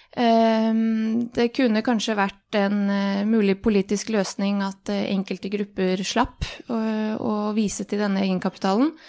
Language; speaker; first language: Norwegian; early bilingual, other home language; Bosnian